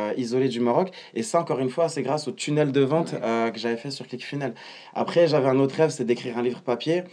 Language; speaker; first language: French; non-native, local second language; Arabic